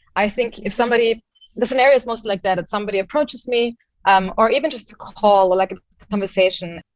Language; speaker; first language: English; non-native, fluent; German